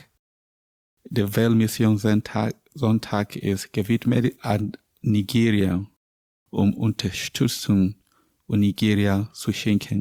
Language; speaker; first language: German; non-native, learner; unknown